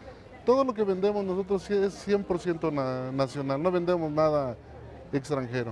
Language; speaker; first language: Spanish; native; Spanish